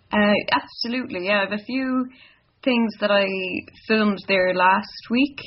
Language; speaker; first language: English; non-native, local second language; Irish